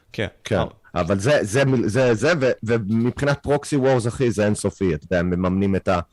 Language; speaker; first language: Hebrew; non-native, fluent; English